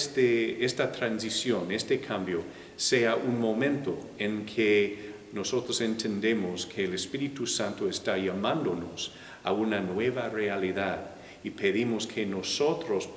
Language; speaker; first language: Spanish; non-native, fluent; English